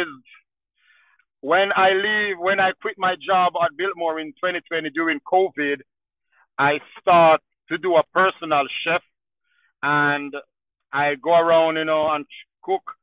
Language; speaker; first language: English; non-native, local second language; Jamaican Creole English